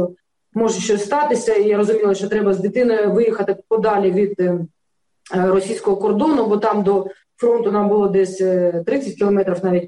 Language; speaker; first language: Ukrainian; native; Ukrainian